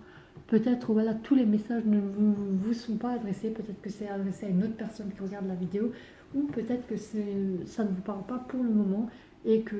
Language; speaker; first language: French; native; French